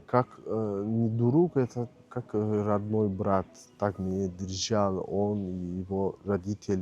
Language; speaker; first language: Russian; non-native, learner; Turkish